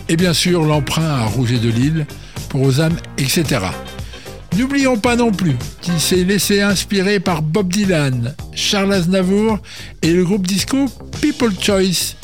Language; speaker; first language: French; native; French